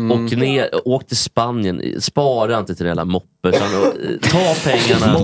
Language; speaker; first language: Swedish; native; Swedish